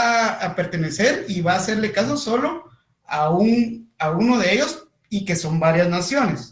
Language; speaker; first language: Spanish; native; Spanish